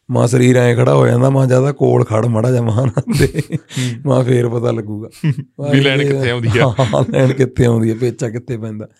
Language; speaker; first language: Punjabi; native; Punjabi